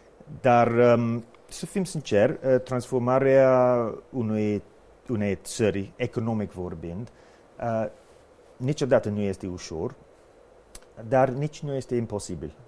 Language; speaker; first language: Romanian; non-native, fluent; English